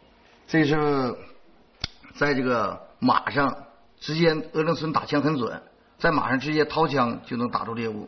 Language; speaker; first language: Chinese; native; Chinese